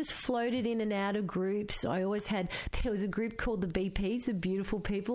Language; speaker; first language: English; non-native, local second language; Croatian